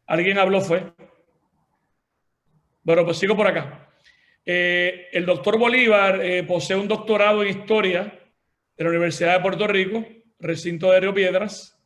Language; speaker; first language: Spanish; native; Spanish